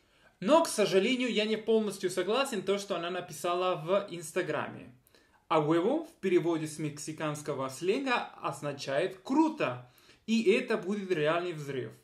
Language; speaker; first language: Russian; non-native, fluent; Spanish